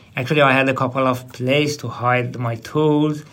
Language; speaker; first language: English; non-native, learner; Persian